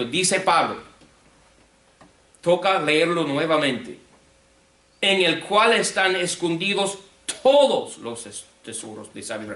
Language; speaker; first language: Spanish; non-native, fluent; English